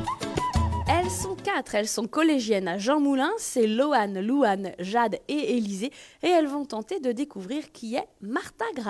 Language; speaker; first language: French; native; French